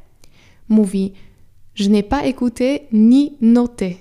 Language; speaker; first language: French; non-native, fluent; Polish